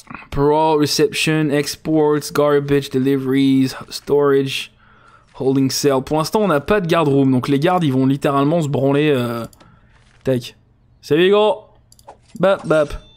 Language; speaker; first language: French; native; French